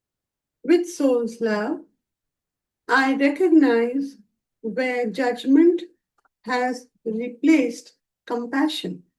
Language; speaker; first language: English; non-native, local second language; Hindi